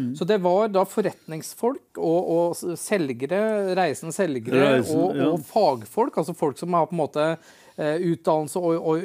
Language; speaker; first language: Norwegian; native; Norwegian